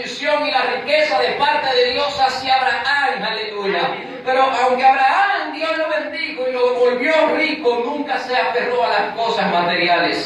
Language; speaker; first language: Spanish; native; Spanish